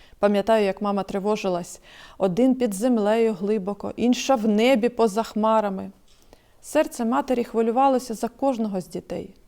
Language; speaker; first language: Ukrainian; native; Ukrainian